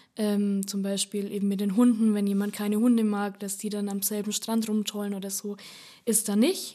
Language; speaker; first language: German; native; German